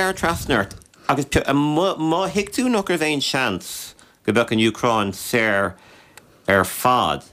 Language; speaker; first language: Irish; native; Irish